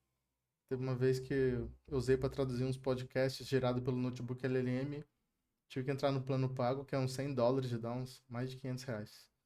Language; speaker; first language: Portuguese; native; Portuguese